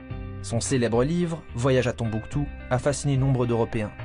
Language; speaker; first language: French; native; French